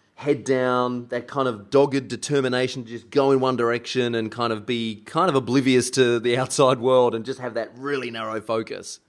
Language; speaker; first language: English; early bilingual, other home language; German